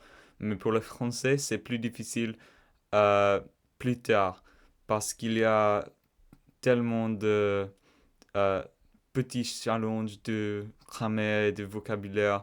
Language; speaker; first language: French; non-native, learner; English